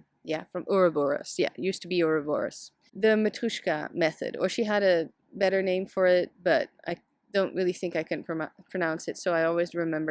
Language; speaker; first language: English; non-native, fluent; Dutch